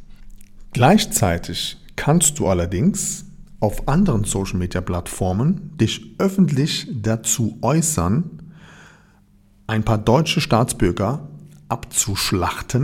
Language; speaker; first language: German; native; German